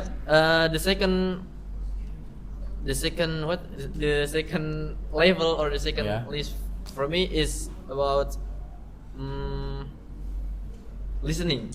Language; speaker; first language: English; non-native, learner; Indonesian